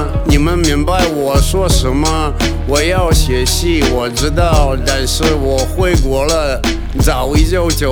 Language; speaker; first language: Chinese; non-native, learner; Russian